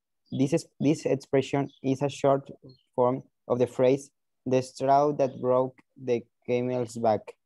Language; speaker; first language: English; non-native, learner; Spanish